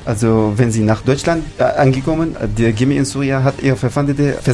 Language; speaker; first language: German; non-native, learner; Arabic